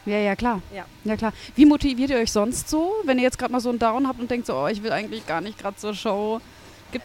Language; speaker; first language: German; native; German